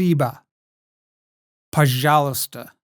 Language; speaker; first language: Russian; non-native, learner; English